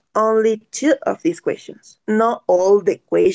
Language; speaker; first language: English; non-native, learner; Spanish